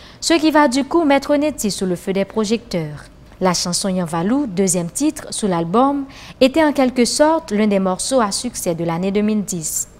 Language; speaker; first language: French; non-native, local second language; Haitian Creole